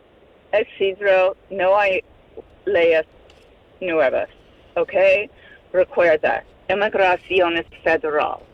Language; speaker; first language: Spanish; non-native, fluent; English